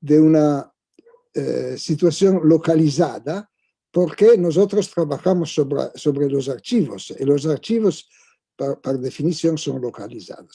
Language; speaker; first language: Spanish; non-native, fluent; Italian